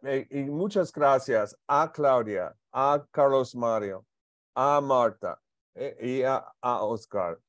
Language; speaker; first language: Spanish; non-native, learner; English